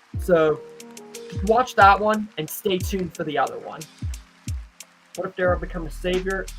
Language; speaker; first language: English; native; English